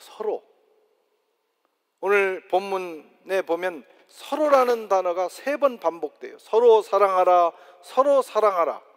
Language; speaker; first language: Korean; native; Korean